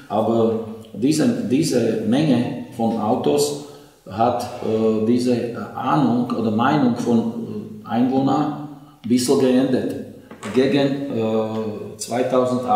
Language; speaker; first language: German; non-native, learner; Slovak